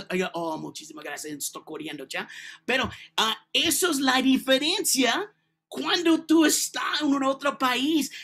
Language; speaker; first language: Spanish; non-native, learner; English